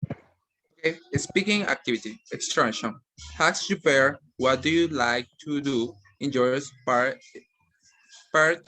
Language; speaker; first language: English; non-native, learner; Spanish